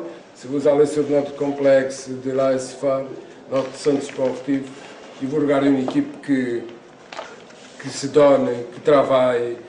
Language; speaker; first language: French; non-native, fluent; Portuguese